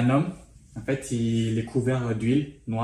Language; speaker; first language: French; early bilingual, heritage; French